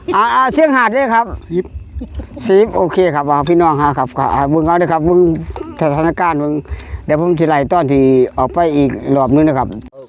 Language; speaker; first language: Thai; native; Thai